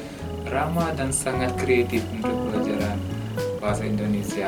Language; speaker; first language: Indonesian; non-native, learner; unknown